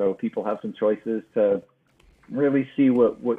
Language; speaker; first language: English; native; English